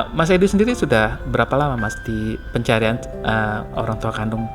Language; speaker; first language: Indonesian; native; Indonesian